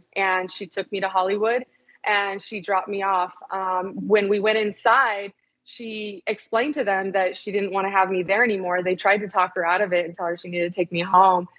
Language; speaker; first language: English; native; English